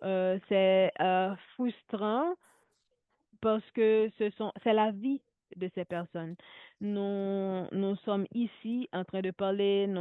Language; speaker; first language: French; non-native, local second language; Haitian Creole